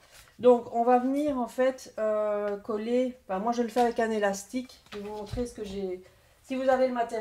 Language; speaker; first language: French; native; French